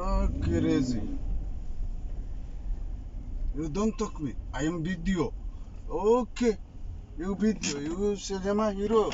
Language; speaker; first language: English; non-native, learner; Arabic